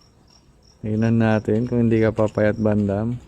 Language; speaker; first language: Filipino; native; Filipino